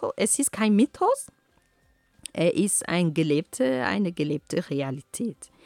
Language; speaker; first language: German; non-native, fluent; Ghomala